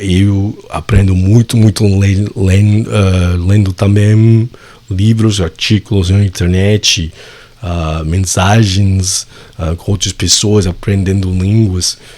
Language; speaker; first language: Portuguese; non-native, fluent; English